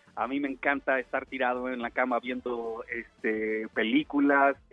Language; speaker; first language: Spanish; native; Spanish